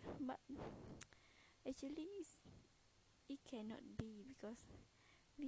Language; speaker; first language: English; non-native, learner; Malay